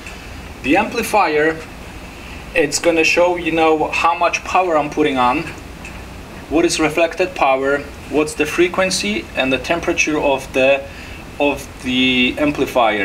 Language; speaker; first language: English; non-native, fluent; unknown